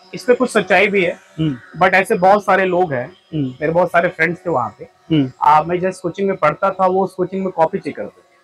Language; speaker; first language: Hindi; native; Hindi